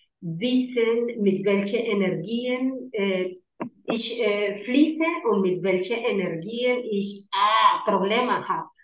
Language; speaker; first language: German; non-native, learner; Spanish